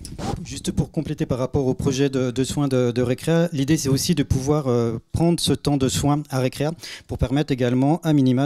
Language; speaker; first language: French; native; French